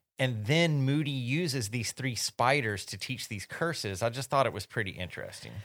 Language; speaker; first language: English; native; English